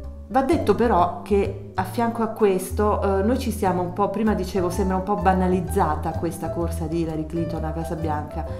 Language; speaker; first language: Italian; native; Italian